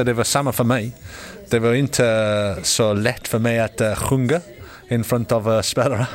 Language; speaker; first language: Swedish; non-native, learner; English